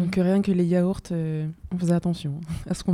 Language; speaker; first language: French; native; French